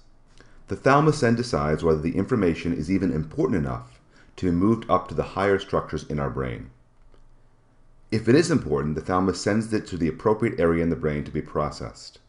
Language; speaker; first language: English; native; English